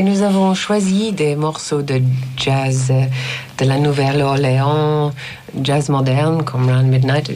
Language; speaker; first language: French; non-native, learner; English